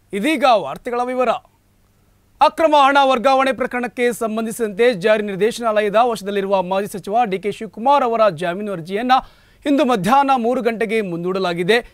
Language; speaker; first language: Kannada; native; Kannada